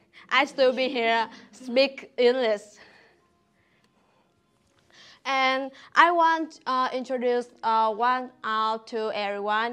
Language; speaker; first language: English; non-native, learner; Vietnamese